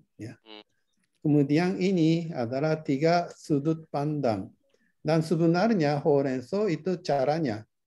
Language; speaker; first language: Indonesian; non-native, fluent; Japanese